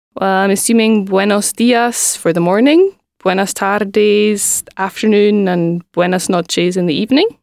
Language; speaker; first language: English; native; English